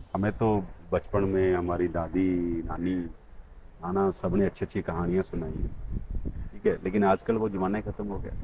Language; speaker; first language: Hindi; non-native, local second language; Punjabi